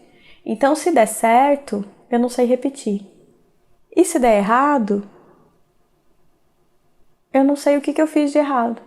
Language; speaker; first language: Portuguese; native; Portuguese